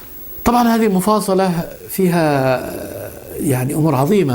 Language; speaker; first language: Arabic; native; Arabic